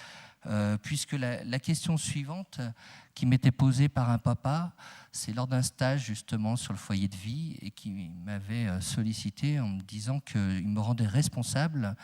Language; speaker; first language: French; native; French